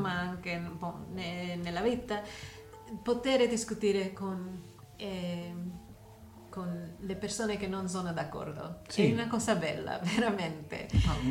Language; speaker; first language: Italian; non-native, learner; English